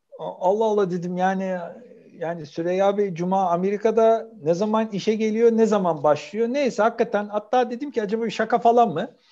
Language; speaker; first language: Turkish; native; Turkish